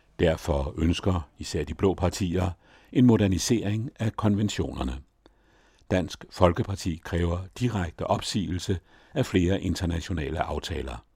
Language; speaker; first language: Danish; native; Danish